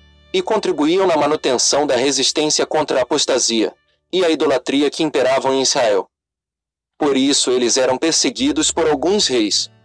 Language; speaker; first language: Portuguese; native; Portuguese